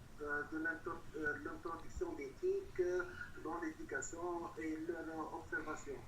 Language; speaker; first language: French; non-native, local second language; Arabic